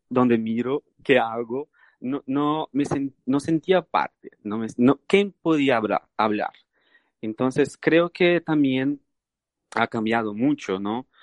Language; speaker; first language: Spanish; non-native, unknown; Portuguese